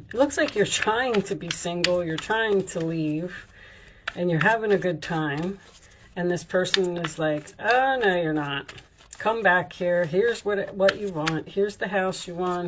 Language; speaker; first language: English; native; English